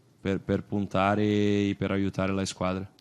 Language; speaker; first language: Italian; non-native, fluent; Portuguese